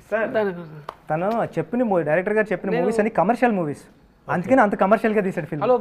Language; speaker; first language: Telugu; native; Telugu